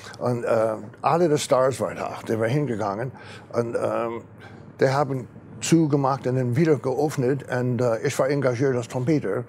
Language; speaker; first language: German; non-native, fluent; English